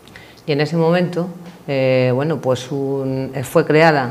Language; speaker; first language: Spanish; native; Spanish